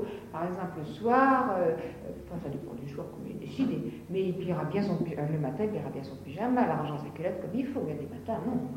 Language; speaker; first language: French; native; French